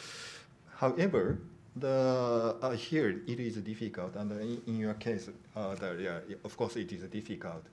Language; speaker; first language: English; non-native, learner; Japanese